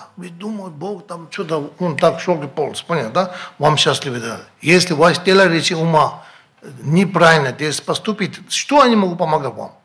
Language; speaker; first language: Russian; non-native, learner; Tibetan